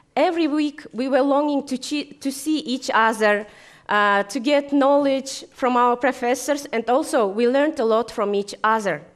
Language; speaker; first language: English; non-native, fluent; Kazakh